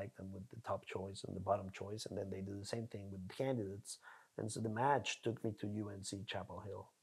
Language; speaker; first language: English; non-native, fluent; Spanish